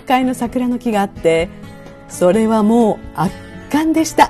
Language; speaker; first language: Japanese; native; Japanese